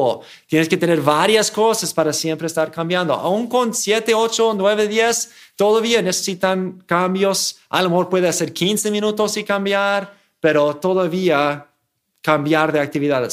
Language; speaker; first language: Spanish; non-native, fluent; English